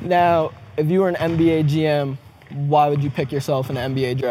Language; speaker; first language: English; native; English